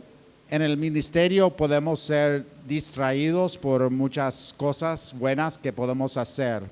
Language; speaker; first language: Spanish; non-native, fluent; English